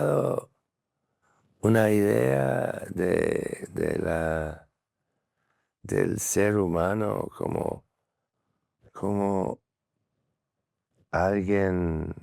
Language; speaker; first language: Spanish; non-native, fluent; English